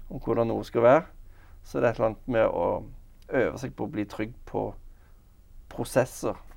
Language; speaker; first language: Norwegian; native; Norwegian